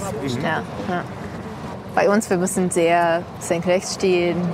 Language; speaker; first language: German; non-native, fluent; English